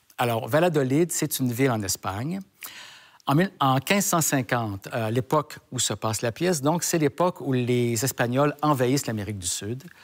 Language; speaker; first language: French; native; French